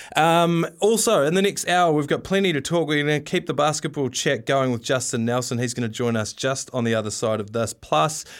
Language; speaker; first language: English; native; English